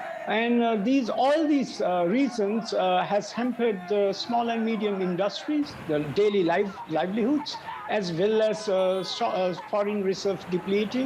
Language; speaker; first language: English; non-native, local second language; Sinhala